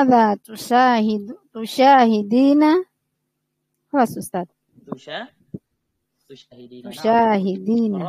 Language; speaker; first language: Arabic; non-native, learner; Indonesian